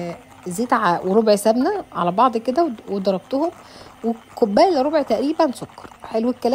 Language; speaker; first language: Arabic; native; Arabic